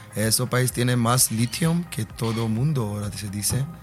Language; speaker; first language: Spanish; non-native, learner; Hindi